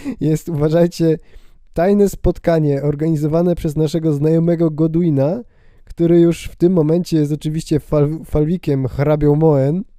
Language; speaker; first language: Polish; native; Polish